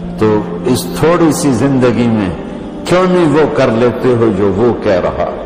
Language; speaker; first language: Urdu; non-native, local second language; Punjabi